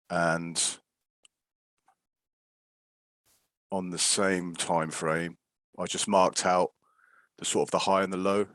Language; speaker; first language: English; native; English